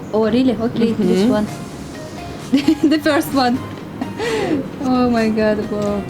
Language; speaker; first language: English; non-native, fluent; Russian